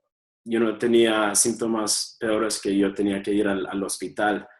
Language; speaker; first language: Spanish; early bilingual, heritage; Spanish